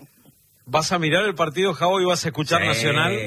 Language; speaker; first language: Spanish; native; Spanish